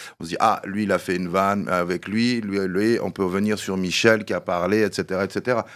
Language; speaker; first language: French; early bilingual, other home language; Kabyle